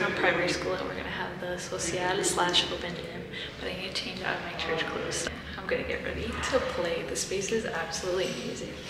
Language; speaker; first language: English; early bilingual, other home language; Spanish